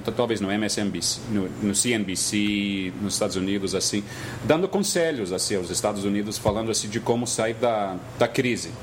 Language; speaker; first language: Portuguese; non-native, fluent; English